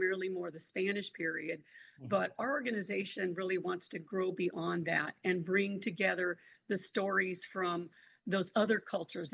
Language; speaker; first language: English; non-native, local second language; Spanish